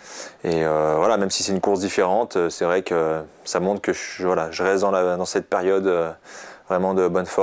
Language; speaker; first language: French; native; French